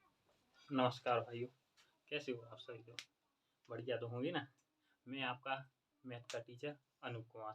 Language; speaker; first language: Hindi; native; Hindi